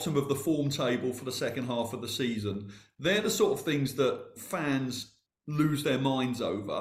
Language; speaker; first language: English; native; English